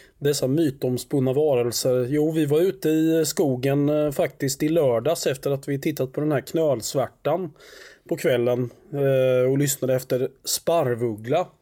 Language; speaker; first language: Swedish; native; Swedish